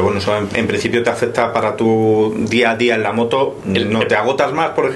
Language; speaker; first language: Spanish; native; Spanish